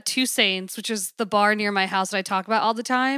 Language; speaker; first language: English; native; English